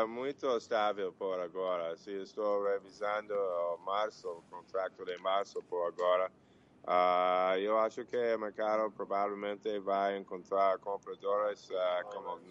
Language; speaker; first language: Portuguese; non-native, learner; English